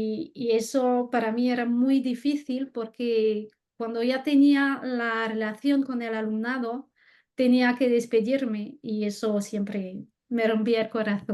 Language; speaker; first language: Spanish; non-native, fluent; French